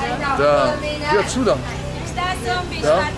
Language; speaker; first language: Russian; non-native, learner; French